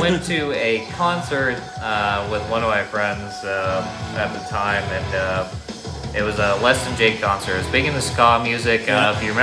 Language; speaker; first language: English; native; English